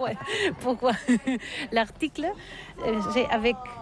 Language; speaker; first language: French; non-native, learner; Catalan